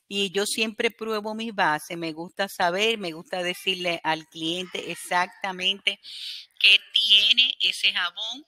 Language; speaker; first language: Spanish; native; Spanish